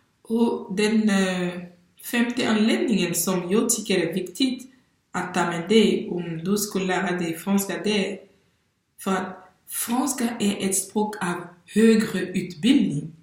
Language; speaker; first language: Swedish; non-native, fluent; French